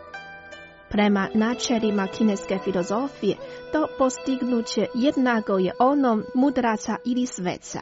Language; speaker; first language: Croatian; non-native, fluent; Chinese